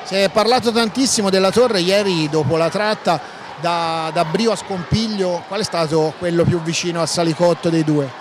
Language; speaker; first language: Italian; native; Italian